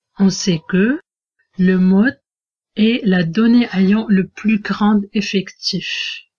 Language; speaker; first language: French; non-native, local second language; Arabic